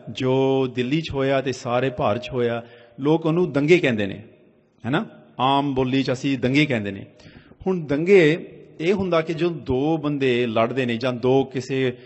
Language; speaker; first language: Punjabi; early bilingual, heritage; Punjabi